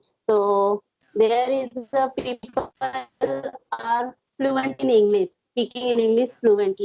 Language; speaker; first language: English; non-native, learner; Hindi